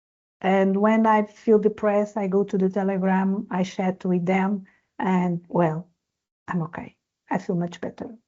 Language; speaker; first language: English; non-native, learner; Portuguese